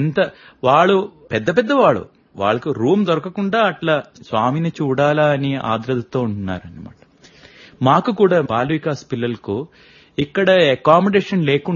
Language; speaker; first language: Telugu; non-native, local second language; Malayalam